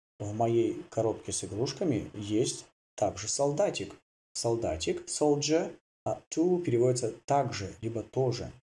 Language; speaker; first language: Russian; native; Russian